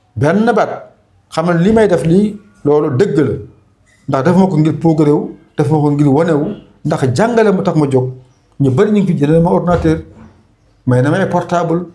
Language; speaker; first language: Wolof; non-native, local second language; Fula